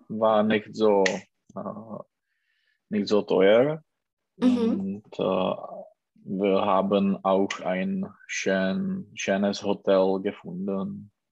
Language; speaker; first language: German; non-native, learner; Czech